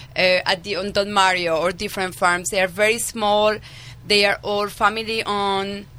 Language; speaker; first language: English; non-native, fluent; Spanish